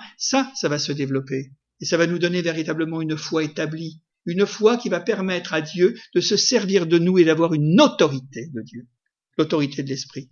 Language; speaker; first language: French; native; French